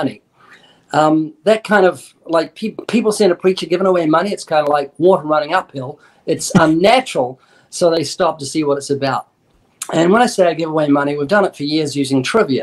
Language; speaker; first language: English; native; English